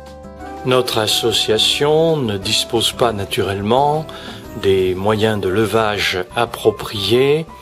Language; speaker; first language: French; native; French